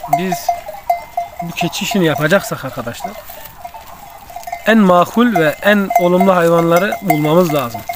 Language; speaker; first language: Turkish; native; Turkish